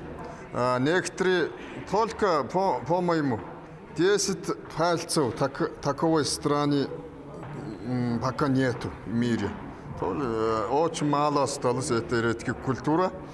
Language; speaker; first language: Russian; non-native, learner; Mongolian